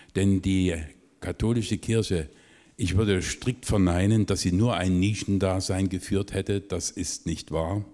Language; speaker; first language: German; native; German